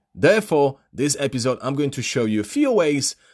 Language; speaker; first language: English; non-native, fluent; Polish